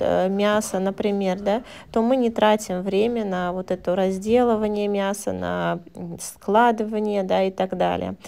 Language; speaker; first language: Russian; native; Russian